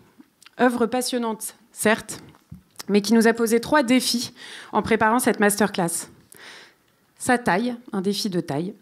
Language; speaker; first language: French; native; French